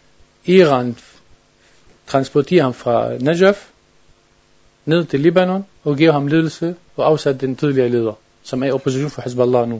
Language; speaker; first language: Danish; non-native, learner; Arabic